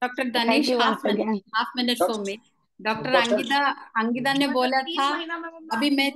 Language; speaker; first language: Hindi; non-native, local second language; Malayalam